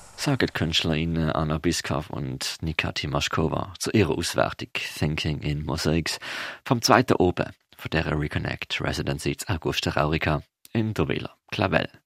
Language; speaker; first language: German; native; German